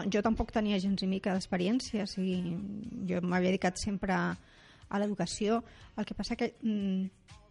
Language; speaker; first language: Catalan; native; Catalan